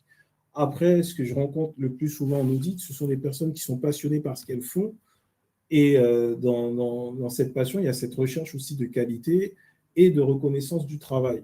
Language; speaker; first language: French; native; French